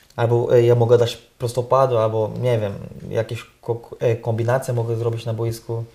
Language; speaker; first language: Polish; non-native, learner; Portuguese